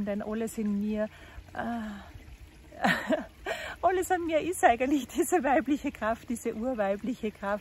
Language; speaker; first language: German; native; German